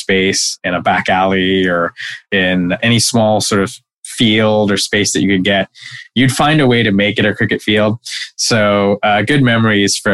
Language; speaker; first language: English; non-native, local second language; Bangla